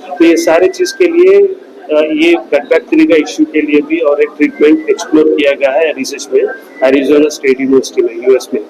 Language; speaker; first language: Hindi; non-native, local second language; Telugu